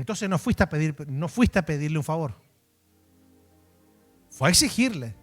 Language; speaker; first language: Spanish; native; Spanish